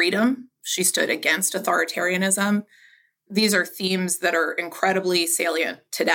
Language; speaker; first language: English; native; English